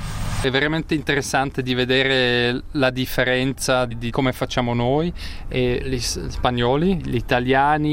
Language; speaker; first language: Italian; non-native, local second language; German